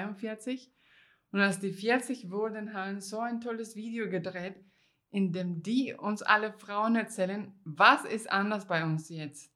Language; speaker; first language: German; non-native, fluent; Spanish